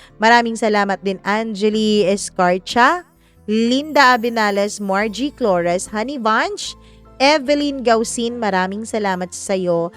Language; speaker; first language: Filipino; non-native, local second language; Cebuano